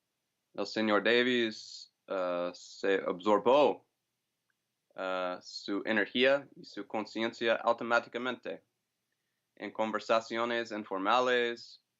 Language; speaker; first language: Spanish; non-native, fluent; English